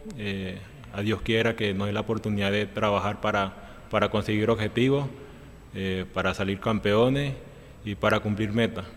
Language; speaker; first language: Spanish; native; Spanish